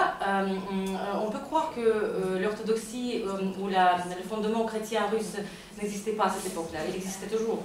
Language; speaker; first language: French; non-native, fluent; Russian